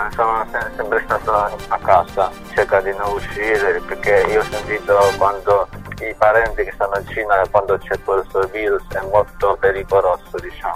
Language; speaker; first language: Italian; non-native, learner; Chinese